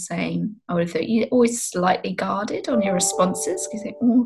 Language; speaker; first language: English; native; English